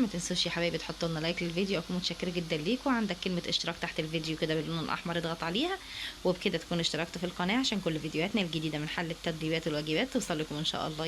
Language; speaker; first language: Arabic; native; Arabic